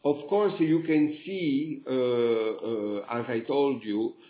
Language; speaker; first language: English; non-native, fluent; Italian